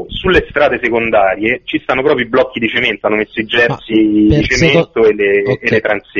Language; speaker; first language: Italian; native; Italian